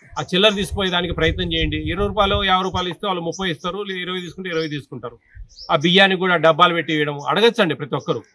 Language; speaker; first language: Telugu; native; Telugu